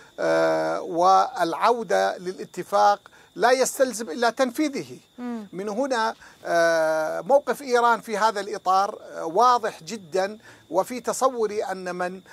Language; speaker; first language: Arabic; non-native, fluent; Persian